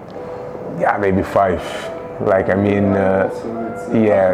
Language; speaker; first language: English; non-native, local second language; Kabuverdianu